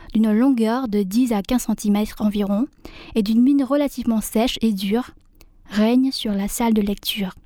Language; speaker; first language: French; non-native, fluent; Vietnamese